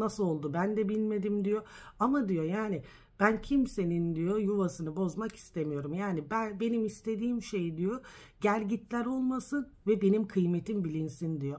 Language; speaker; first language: Turkish; early bilingual, heritage; Turkish